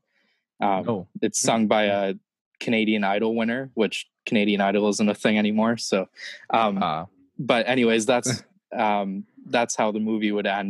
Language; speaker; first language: English; native; English